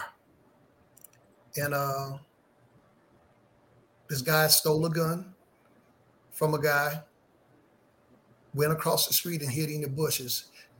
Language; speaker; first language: English; native; English